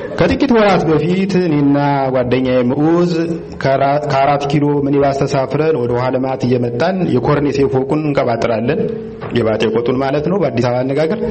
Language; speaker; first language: Amharic; native; Amharic